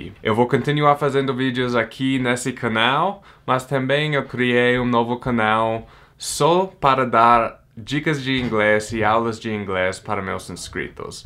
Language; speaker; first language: Portuguese; non-native, fluent; English